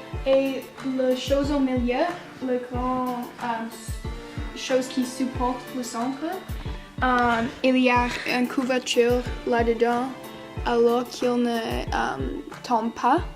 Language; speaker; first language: French; non-native, learner; English